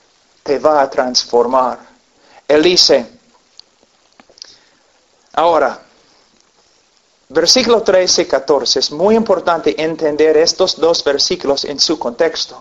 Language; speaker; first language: Spanish; non-native, fluent; English